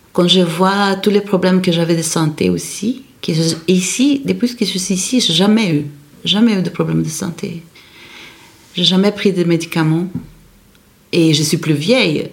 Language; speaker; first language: French; non-native, fluent; Portuguese